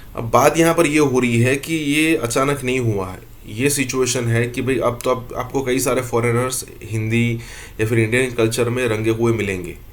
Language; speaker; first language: Hindi; native; Hindi